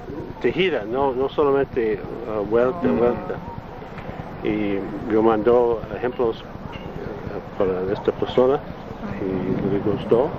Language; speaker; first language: Spanish; non-native, learner; Italian